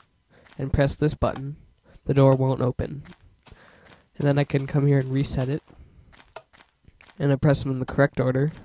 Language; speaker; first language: English; native; English